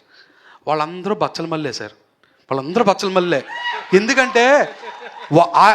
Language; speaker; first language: Telugu; native; Telugu